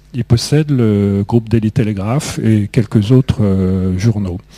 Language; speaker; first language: French; native; French